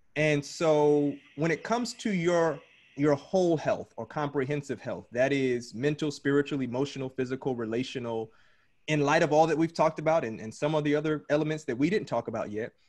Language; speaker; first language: English; native; English